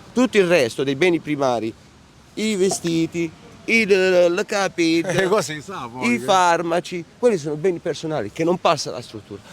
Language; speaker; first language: Italian; native; Italian